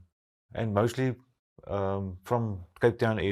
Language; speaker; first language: English; non-native, local second language; Afrikaans